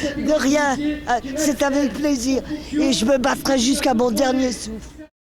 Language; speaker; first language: French; native; French